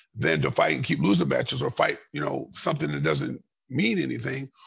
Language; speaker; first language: English; native; English